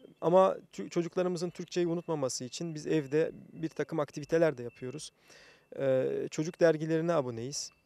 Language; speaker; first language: Turkish; early bilingual, other home language; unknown